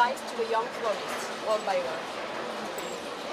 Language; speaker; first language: English; non-native, learner; Korean